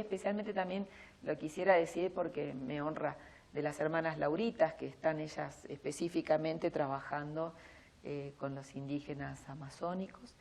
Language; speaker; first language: Spanish; native; Spanish